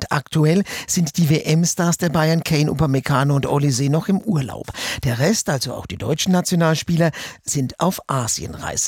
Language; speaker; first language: German; native; German